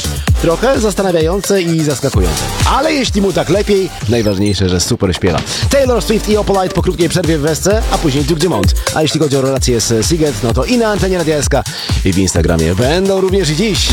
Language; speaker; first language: Polish; native; Polish